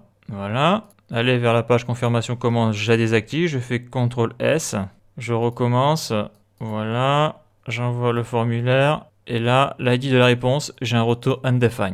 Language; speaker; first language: French; native; French